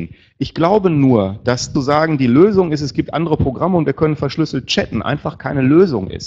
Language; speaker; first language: German; native; German